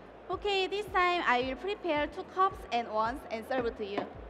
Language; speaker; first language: English; non-native, learner; Korean